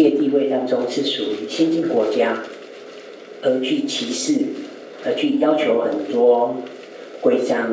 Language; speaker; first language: Chinese; native; Chinese